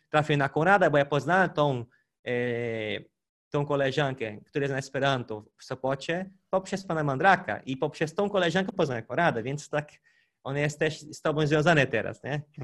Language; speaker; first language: Polish; non-native, fluent; Portuguese